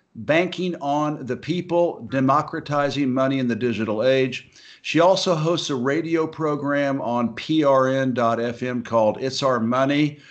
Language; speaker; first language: English; native; English